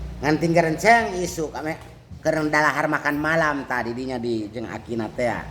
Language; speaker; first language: Sundanese; native; Sundanese